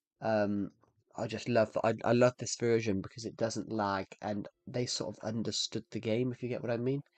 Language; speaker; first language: English; native; English